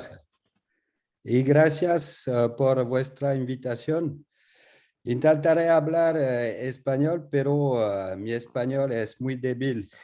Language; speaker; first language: Spanish; non-native, learner; French